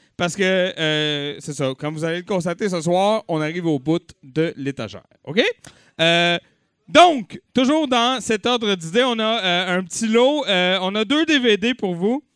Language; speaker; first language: French; native; French